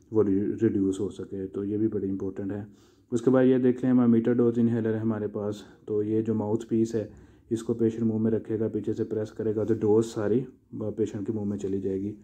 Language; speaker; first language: Urdu; non-native, local second language; Punjabi